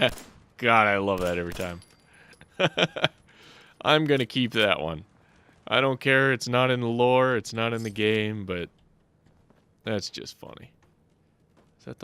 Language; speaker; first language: English; native; English